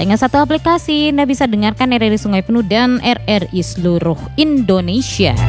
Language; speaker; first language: Indonesian; native; Indonesian